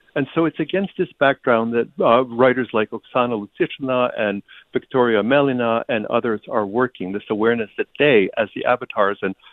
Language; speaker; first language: English; early bilingual, other home language; Ukrainian